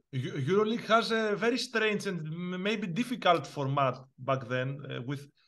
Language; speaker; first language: English; non-native, fluent; Greek